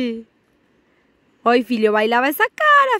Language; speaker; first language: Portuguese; non-native, fluent; Spanish